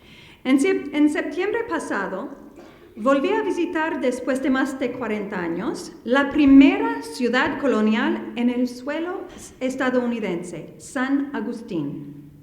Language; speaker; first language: Spanish; non-native, fluent; English